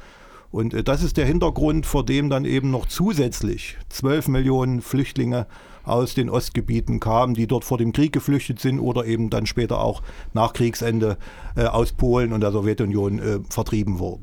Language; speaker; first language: German; native; German